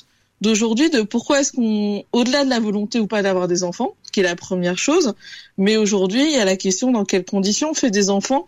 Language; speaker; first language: French; native; French